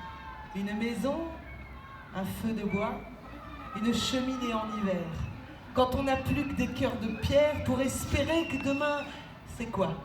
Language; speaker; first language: French; native; French